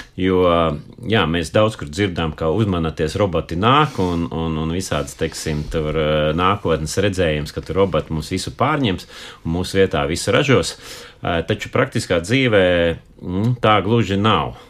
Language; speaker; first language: Latvian; native; Latvian